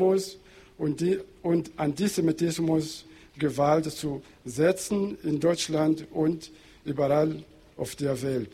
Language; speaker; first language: German; non-native, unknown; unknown